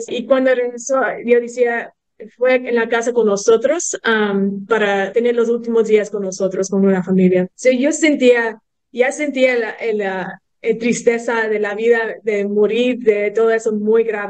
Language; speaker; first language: Spanish; early bilingual, heritage; English